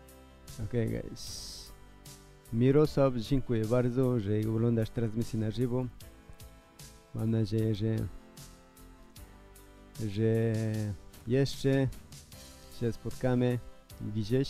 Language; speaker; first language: Polish; non-native, learner; Spanish